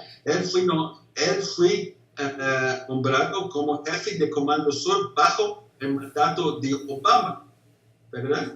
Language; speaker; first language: Spanish; non-native, fluent; English